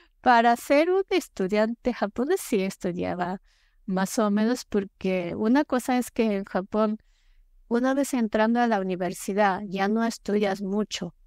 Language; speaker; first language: Spanish; non-native, fluent; Japanese